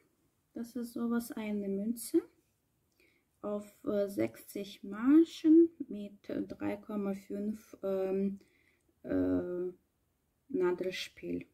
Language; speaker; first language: German; non-native, learner; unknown